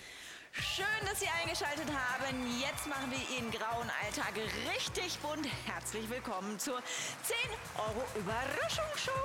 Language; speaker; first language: German; native; German